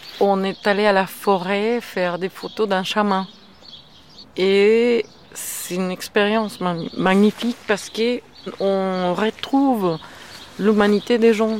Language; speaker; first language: French; non-native, fluent; Spanish